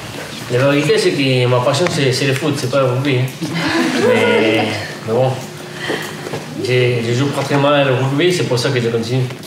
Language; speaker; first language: French; non-native, learner; Spanish